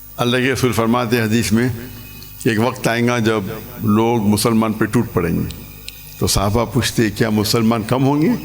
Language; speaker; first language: Urdu; non-native, local second language; English